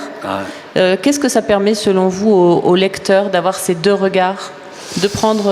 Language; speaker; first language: French; native; French